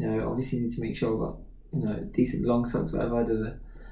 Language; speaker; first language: English; native; English